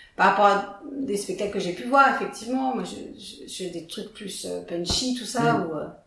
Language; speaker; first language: French; native; French